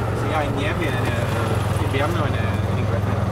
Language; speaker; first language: Spanish; non-native, learner; English